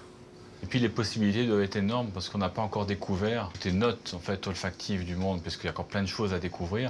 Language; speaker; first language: French; native; French